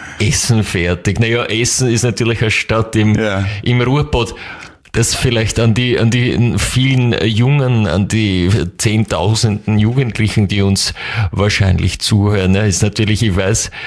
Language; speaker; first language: German; native; German